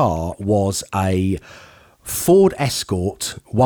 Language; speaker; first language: English; native; English